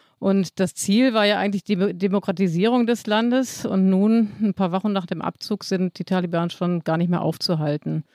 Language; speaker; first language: German; native; German